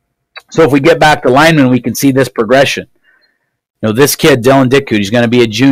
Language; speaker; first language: English; native; English